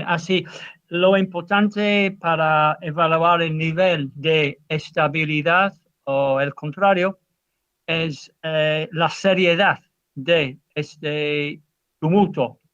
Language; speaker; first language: Spanish; non-native, fluent; English